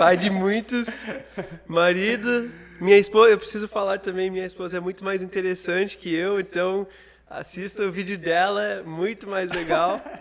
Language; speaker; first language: Portuguese; non-native, fluent; English